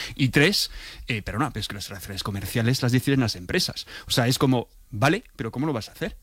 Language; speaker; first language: Spanish; non-native, fluent; French